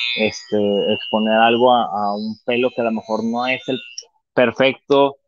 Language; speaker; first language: Spanish; native; Spanish